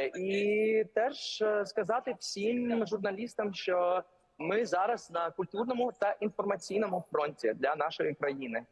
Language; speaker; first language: Ukrainian; early bilingual, heritage; English